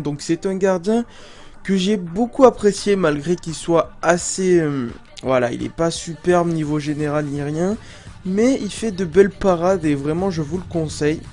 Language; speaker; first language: French; native; French